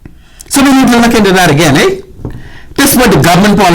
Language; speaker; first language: English; native; English